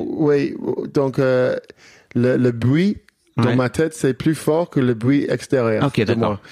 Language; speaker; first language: French; non-native, learner; English